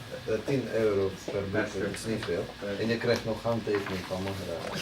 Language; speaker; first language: Dutch; non-native, fluent; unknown